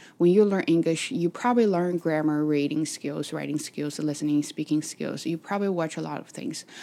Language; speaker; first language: English; non-native, fluent; Chinese